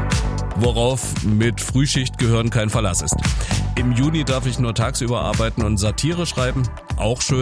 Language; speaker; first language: German; native; German